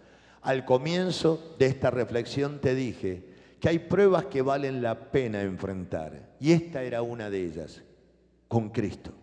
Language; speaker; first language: Spanish; native; Spanish